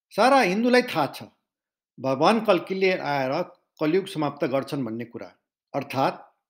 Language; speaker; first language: Nepali; non-native, local second language; Maithili